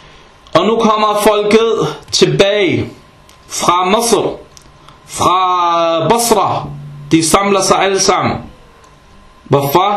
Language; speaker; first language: Danish; early bilingual, other home language; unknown